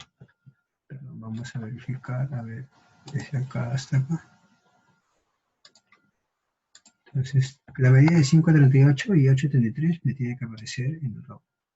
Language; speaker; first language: Spanish; native; Spanish